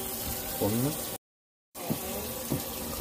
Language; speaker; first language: Japanese; non-native, fluent; Filipino